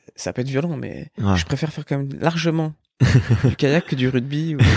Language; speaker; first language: French; native; French